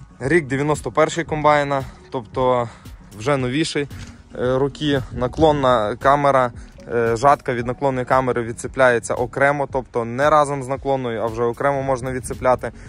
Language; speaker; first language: Ukrainian; non-native, local second language; Russian